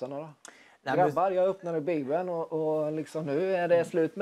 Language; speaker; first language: Swedish; native; Swedish